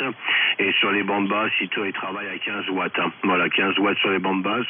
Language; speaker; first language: French; native; French